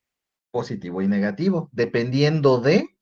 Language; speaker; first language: Spanish; native; Spanish